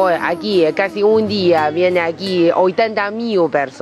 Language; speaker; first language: Portuguese; non-native, learner; Chinese